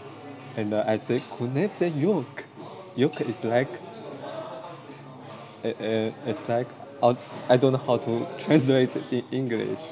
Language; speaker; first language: English; non-native, learner; Chinese